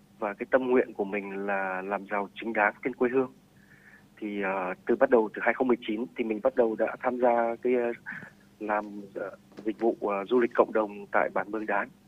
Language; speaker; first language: Vietnamese; non-native, local second language; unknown